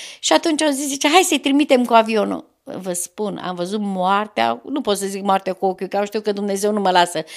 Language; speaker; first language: Romanian; native; Romanian